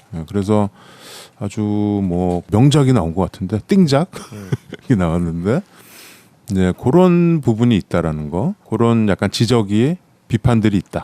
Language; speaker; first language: Korean; native; Korean